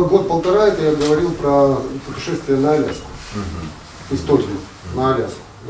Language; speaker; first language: Russian; native; Russian